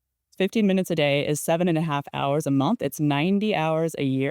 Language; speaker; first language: English; native; English